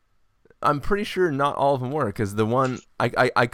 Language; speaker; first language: English; native; English